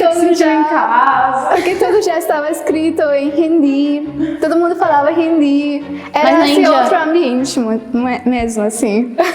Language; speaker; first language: Portuguese; non-native, fluent; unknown